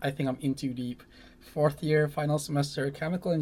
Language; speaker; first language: English; non-native, local second language; Malay